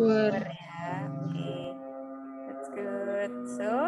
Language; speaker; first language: English; non-native, local second language; Indonesian